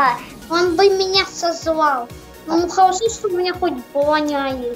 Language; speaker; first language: Russian; native; Russian